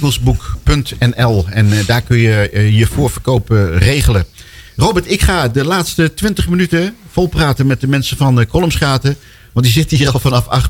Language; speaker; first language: Dutch; native; Dutch